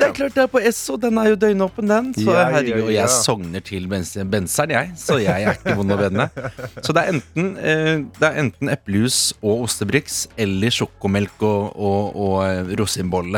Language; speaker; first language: Norwegian; native; Norwegian